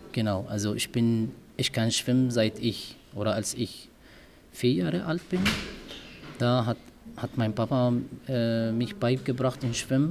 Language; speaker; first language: German; non-native, learner; Arabic